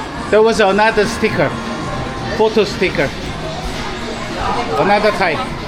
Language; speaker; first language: English; non-native, learner; Korean